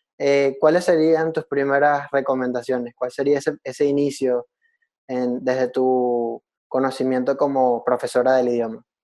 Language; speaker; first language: Spanish; native; Spanish